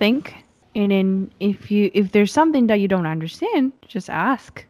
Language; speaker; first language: English; non-native, fluent; Japanese